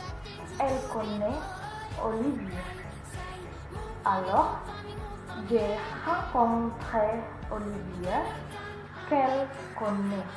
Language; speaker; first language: French; non-native, learner; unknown